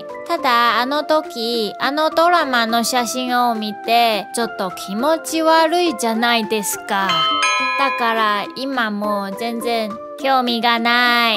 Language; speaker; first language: Japanese; non-native, learner; Chinese